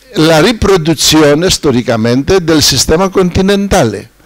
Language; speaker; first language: Italian; non-native, fluent; Greek